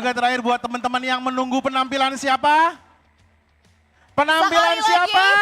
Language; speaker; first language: Indonesian; native; Indonesian